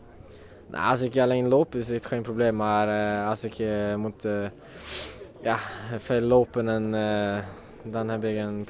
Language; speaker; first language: Dutch; non-native, learner; Swedish